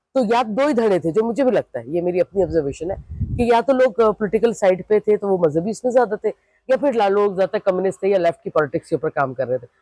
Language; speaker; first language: Urdu; non-native, local second language; Sindhi